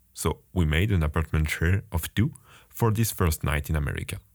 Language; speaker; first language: English; non-native, fluent; French